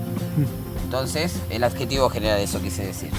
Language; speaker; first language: Spanish; native; Spanish